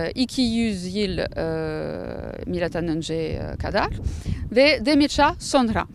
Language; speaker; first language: Turkish; non-native, learner; French